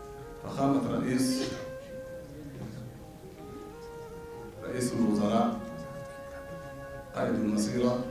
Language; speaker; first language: Arabic; non-native, fluent; Amharic